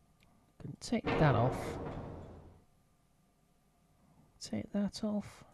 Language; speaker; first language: English; native; English